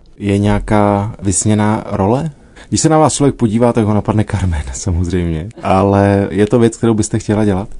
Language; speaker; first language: Czech; native; Czech